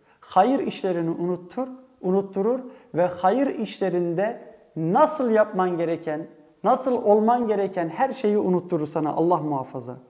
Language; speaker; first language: Turkish; early bilingual, heritage; Turkish